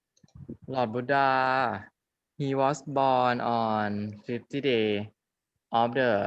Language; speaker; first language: English; non-native, learner; Thai